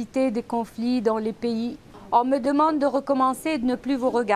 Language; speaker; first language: French; non-native, local second language; Arabic